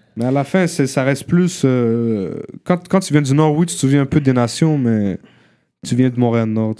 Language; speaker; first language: French; early bilingual, other home language; Arabic